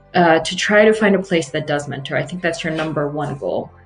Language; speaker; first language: English; non-native, fluent; Arabic